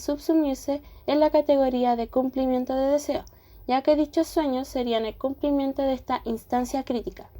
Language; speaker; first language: Spanish; native; Spanish